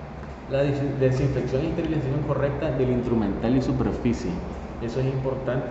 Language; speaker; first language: Spanish; native; Spanish